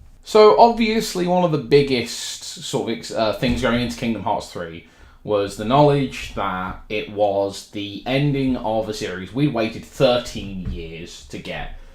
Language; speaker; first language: English; native; English